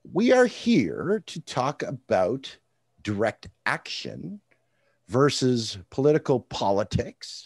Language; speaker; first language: English; native; English